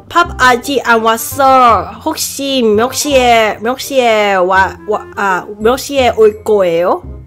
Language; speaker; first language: Korean; non-native, learner; Cantonese